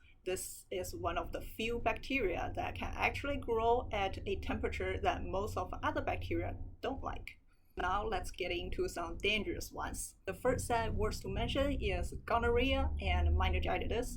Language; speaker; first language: English; non-native, fluent; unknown